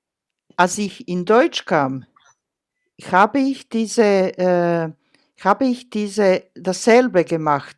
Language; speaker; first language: German; non-native, fluent; Croatian